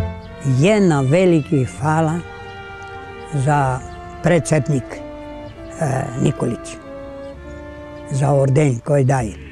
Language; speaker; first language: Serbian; non-native, local second language; Greek